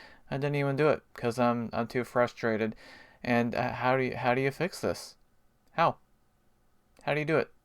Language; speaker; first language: English; native; English